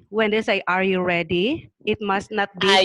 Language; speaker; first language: English; non-native, learner; Thai